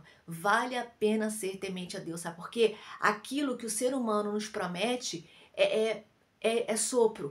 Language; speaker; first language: Portuguese; native; Portuguese